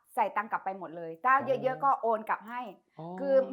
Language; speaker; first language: Thai; native; Thai